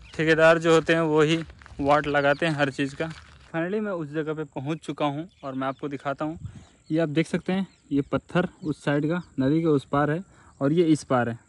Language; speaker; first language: Hindi; native; Hindi